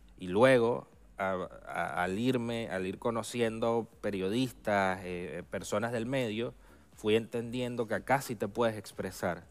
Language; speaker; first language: Spanish; native; Spanish